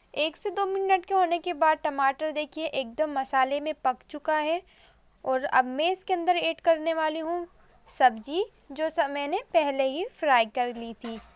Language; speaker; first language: Hindi; native; Hindi